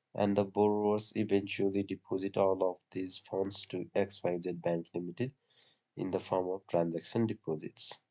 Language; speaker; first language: English; non-native, local second language; Nepali